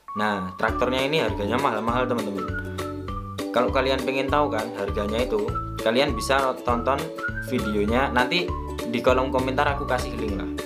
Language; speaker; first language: Indonesian; native; Indonesian